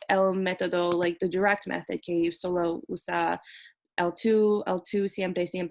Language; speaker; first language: Spanish; non-native, fluent; English